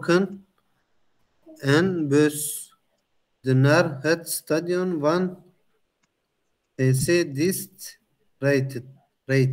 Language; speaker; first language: Dutch; non-native, learner; Turkish